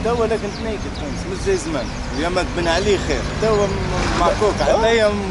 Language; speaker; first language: Arabic; native; Arabic